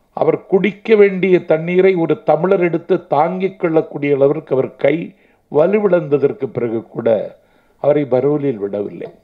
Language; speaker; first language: Tamil; native; Tamil